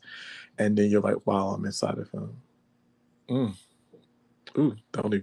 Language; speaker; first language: English; native; English